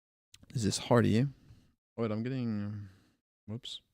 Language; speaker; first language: English; native; English